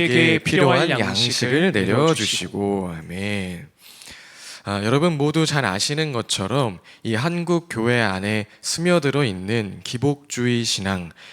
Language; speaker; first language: Korean; native; Korean